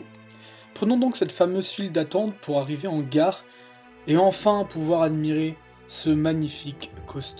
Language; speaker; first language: French; native; French